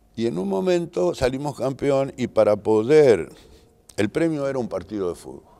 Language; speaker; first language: Spanish; native; Spanish